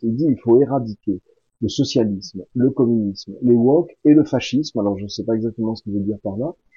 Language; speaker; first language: French; native; French